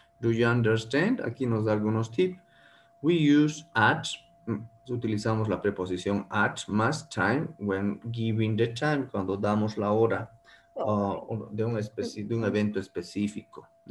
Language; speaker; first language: Spanish; native; Spanish